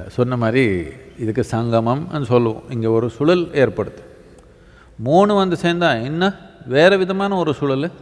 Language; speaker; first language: Tamil; native; Tamil